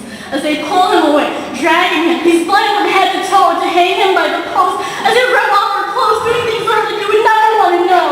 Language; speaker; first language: English; early bilingual, heritage; Vietnamese